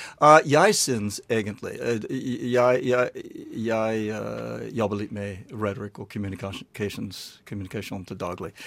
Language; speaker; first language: Norwegian; non-native, learner; English